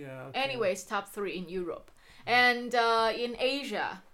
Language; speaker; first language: English; non-native, fluent; Chinese